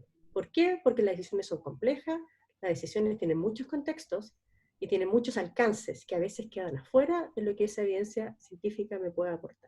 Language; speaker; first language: Spanish; native; Spanish